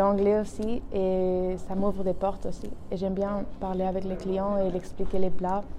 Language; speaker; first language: French; non-native, learner; Spanish